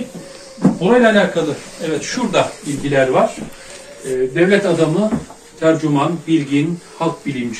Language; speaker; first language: Turkish; native; Turkish